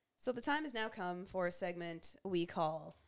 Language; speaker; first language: English; native; English